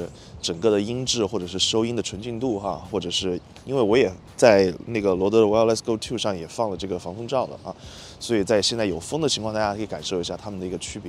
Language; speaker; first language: Chinese; native; Chinese